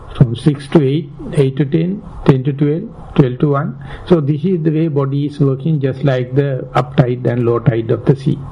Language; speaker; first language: English; non-native, local second language; Sinhala